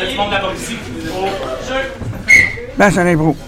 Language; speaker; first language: French; native; French